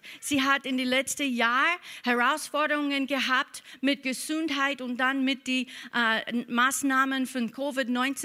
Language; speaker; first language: German; non-native, fluent; English